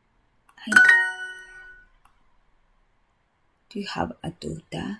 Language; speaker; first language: English; non-native, learner; Japanese